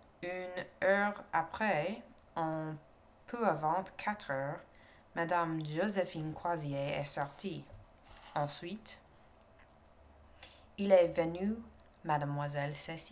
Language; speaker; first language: French; non-native, learner; English